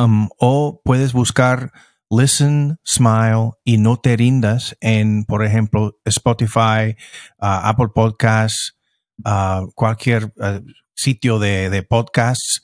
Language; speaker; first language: Spanish; non-native, fluent; English